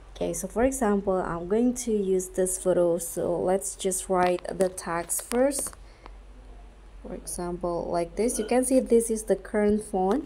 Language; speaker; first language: English; non-native, fluent; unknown